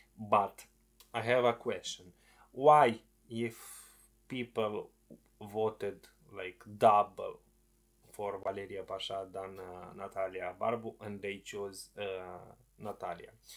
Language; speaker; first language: English; non-native, fluent; Romanian